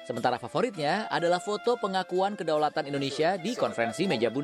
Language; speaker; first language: Indonesian; native; Indonesian